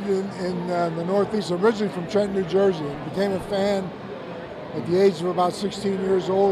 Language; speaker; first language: English; native; English